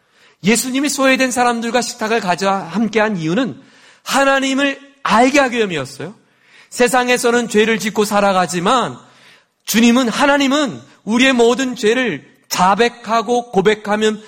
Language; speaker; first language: Korean; native; Korean